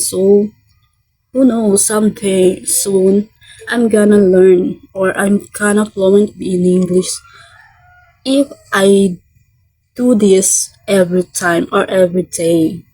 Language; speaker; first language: English; non-native, learner; Filipino